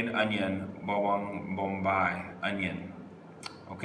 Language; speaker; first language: Indonesian; non-native, fluent; English